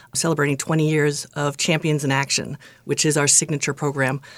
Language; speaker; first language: English; native; English